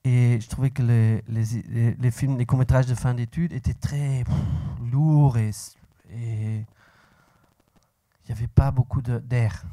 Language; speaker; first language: French; non-native, local second language; Dutch